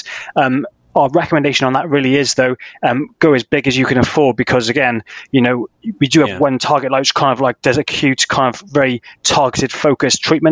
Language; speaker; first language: English; native; English